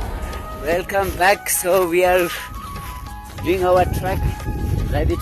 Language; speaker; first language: English; non-native, local second language; Ladakhi